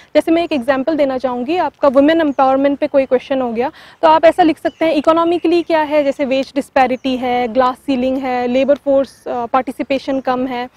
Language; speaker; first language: Hindi; non-native, local second language; Tamil